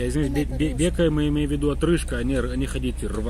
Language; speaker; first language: Russian; native; Russian